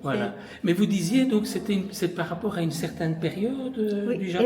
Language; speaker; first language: French; native; French